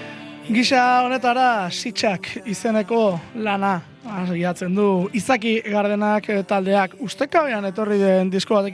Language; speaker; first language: Basque; native; Basque